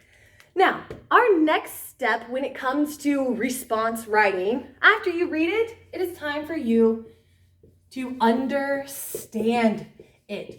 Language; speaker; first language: English; native; English